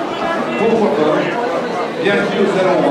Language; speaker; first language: French; native; French